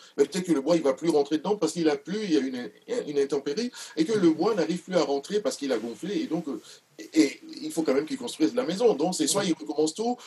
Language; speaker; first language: French; non-native, local second language; Duala